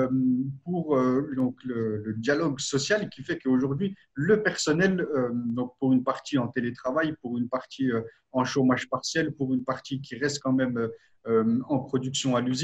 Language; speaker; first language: French; native; French